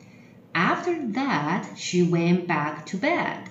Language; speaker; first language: English; non-native, fluent; Chinese